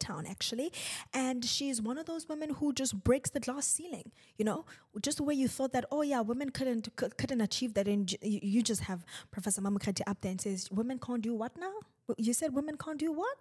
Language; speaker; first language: English; non-native, local second language; Zulu